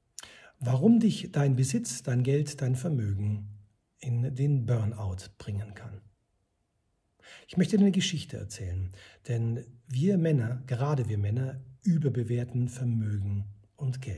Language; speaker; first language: German; native; German